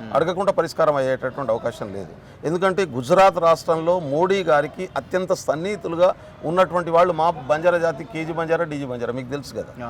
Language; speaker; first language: Telugu; non-native, local second language; Lambadi